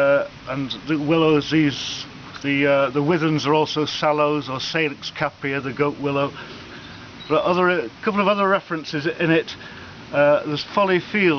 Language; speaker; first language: English; native; English